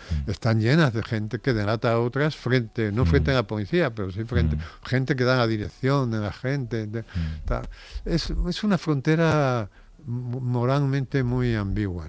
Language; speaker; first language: Spanish; native; Spanish